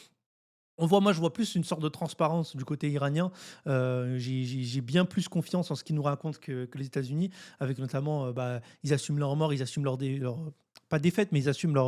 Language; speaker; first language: French; native; French